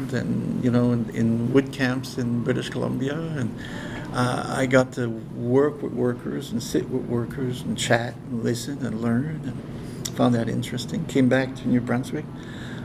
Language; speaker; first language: English; native; English